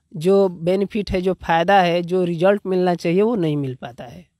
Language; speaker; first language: Hindi; native; Hindi